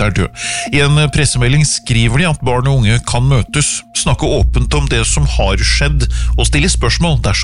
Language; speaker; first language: Norwegian; native; Norwegian